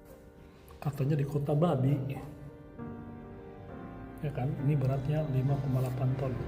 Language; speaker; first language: Indonesian; native; Indonesian